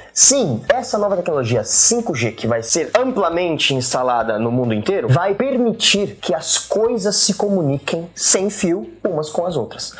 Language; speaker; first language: Portuguese; native; Portuguese